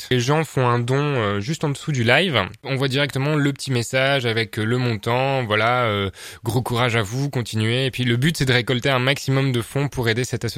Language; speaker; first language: French; native; French